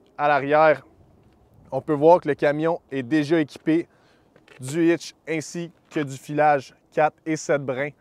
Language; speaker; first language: French; native; French